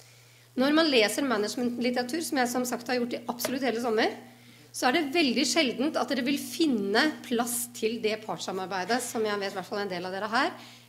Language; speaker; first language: Norwegian; native; Norwegian